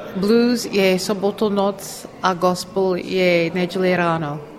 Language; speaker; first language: Czech; non-native, learner; English